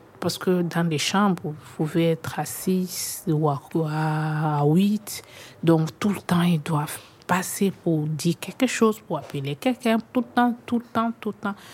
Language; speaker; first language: French; non-native, local second language; Swahili